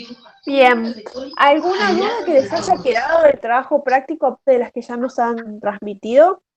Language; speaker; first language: Spanish; native; Spanish